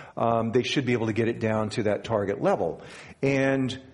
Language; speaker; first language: English; native; English